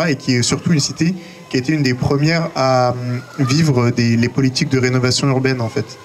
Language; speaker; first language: French; native; French